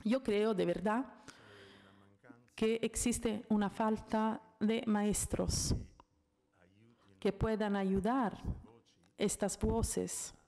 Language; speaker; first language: Spanish; non-native, fluent; Italian